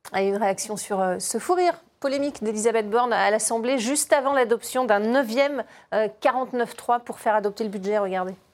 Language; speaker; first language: French; native; French